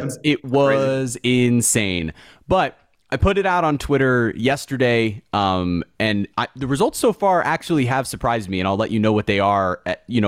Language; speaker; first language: English; native; English